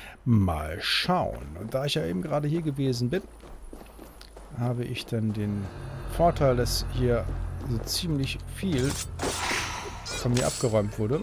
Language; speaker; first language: German; native; German